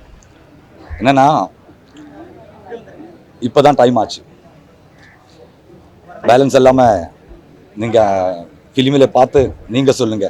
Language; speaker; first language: Tamil; non-native, learner; Malayalam